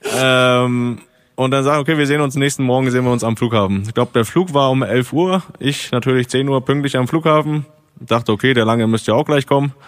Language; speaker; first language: German; native; German